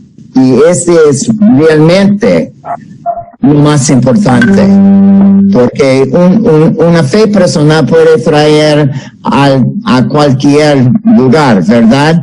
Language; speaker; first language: Spanish; non-native, fluent; English